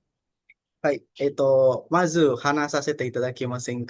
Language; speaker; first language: Japanese; non-native, learner; Indonesian